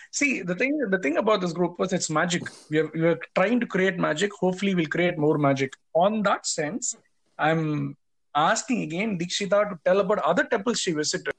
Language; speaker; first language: English; non-native, local second language; Tamil